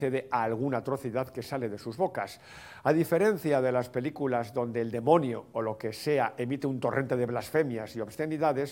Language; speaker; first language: Spanish; native; Spanish